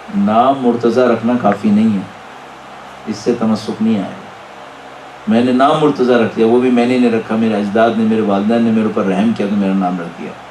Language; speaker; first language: Urdu; native; Urdu